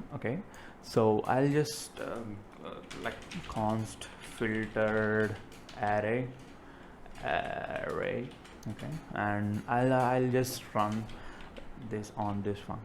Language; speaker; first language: English; non-native, local second language; Telugu